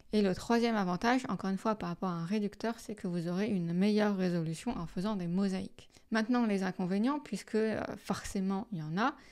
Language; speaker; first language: French; native; French